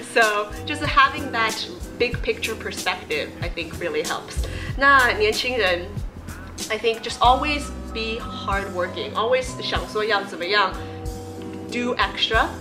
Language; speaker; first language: English; early bilingual, other home language; Chinese